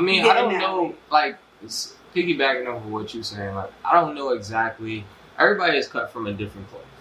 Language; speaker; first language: English; native; English